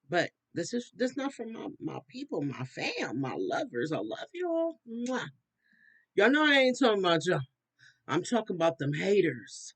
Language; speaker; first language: English; native; English